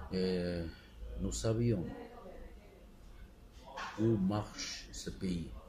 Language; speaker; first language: French; non-native, fluent; Armenian